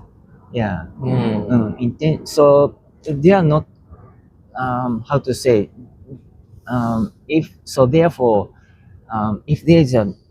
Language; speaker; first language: English; non-native, learner; Japanese